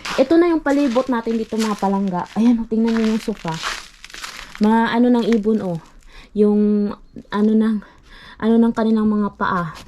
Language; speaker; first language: Filipino; non-native, local second language; Cebuano